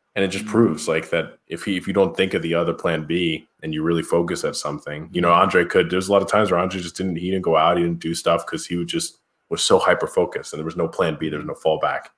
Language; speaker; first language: English; native; English